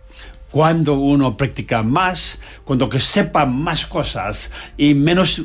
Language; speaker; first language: Spanish; non-native, learner; Tibetan